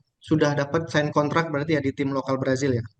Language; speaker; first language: Indonesian; native; Indonesian